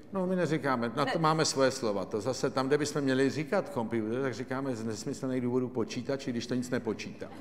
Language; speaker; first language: Czech; native; Czech